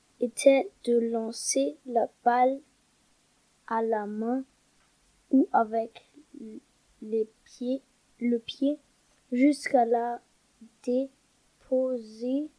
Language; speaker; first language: French; non-native, learner; German